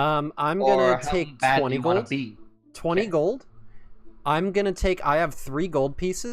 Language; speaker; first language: English; native; English